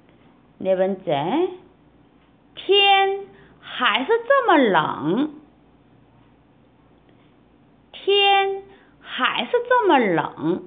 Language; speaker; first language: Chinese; non-native, fluent; Korean